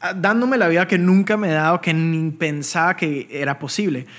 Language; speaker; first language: Spanish; early bilingual, heritage; Spanish